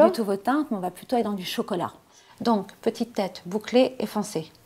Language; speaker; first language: French; native; French